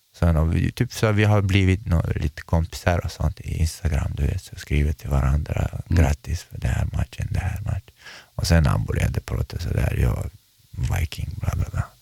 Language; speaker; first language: Swedish; non-native, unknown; Chechen